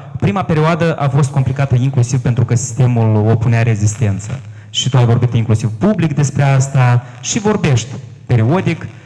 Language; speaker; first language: Romanian; native; Romanian